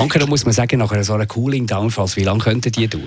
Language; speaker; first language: German; native; German